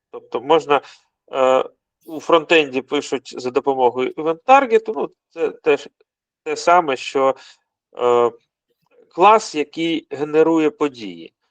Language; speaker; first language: Ukrainian; non-native, local second language; Russian